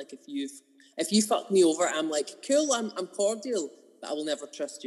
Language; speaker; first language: English; native; English